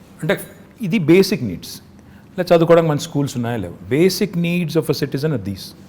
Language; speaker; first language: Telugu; native; Telugu